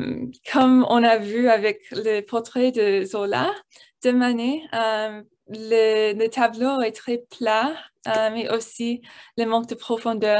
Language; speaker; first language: French; non-native, learner; English